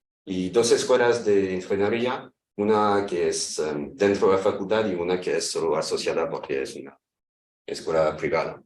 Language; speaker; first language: Spanish; non-native, fluent; French